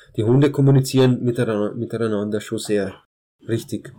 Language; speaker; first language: German; early bilingual, other home language; Hungarian